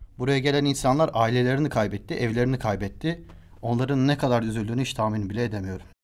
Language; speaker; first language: Turkish; native; Turkish